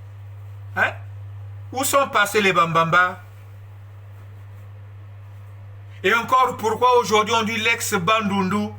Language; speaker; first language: French; non-native, local second language; Kongo